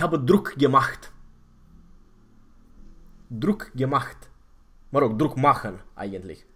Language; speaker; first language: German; non-native, fluent; Romanian